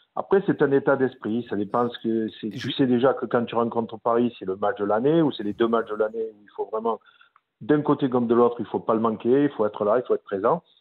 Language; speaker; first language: French; native; French